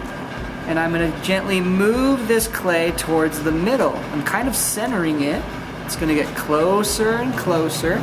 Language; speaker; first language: English; native; English